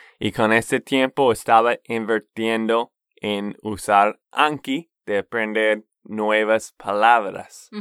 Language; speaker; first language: Spanish; non-native, fluent; English